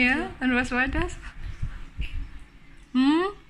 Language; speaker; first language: German; non-native, learner; Cebuano